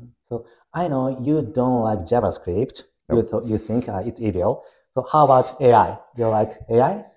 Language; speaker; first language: English; non-native, fluent; Japanese